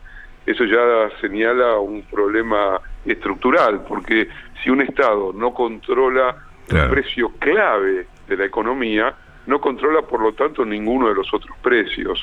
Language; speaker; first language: Spanish; native; Spanish